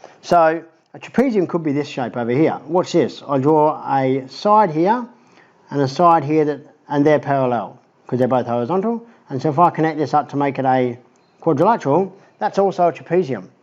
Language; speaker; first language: English; native; English